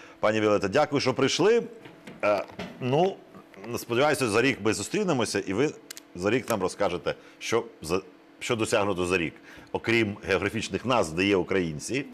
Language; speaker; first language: Ukrainian; native; Ukrainian